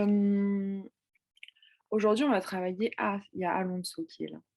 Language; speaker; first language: French; native; French